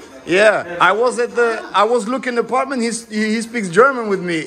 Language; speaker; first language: English; non-native, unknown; German